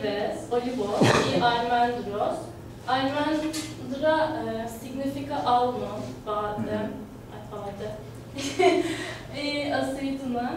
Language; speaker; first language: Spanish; non-native, learner; Turkish